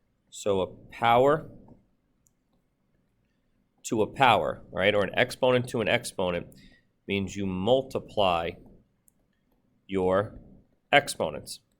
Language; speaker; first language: English; native; English